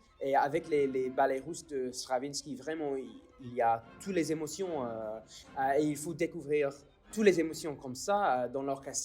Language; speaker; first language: French; non-native, fluent; English